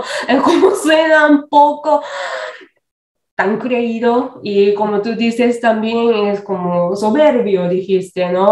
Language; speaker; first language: Spanish; non-native, fluent; Japanese